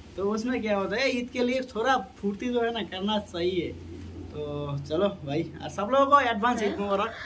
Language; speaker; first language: Hindi; non-native, local second language; Bangla